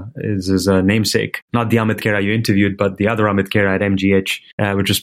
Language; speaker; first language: English; non-native, local second language; Hindi